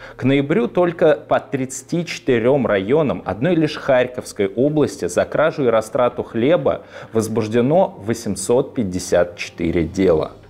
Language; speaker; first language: Russian; native; Russian